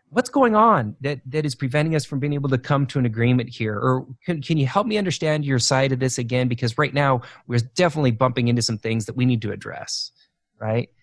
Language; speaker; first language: English; native; English